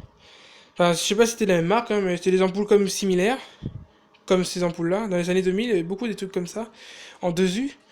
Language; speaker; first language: French; native; French